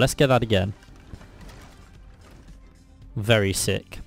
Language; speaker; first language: English; native; English